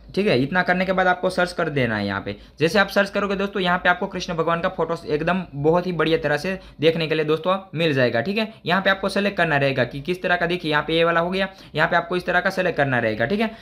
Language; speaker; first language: Hindi; non-native, local second language; Gujarati